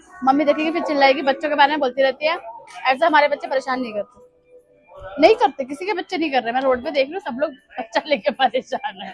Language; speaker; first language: Hindi; non-native, local second language; Bangla